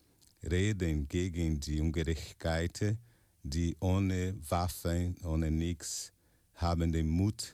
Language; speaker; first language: German; non-native, fluent; Portuguese